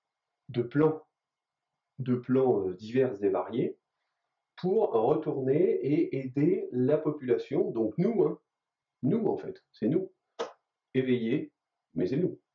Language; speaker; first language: French; native; French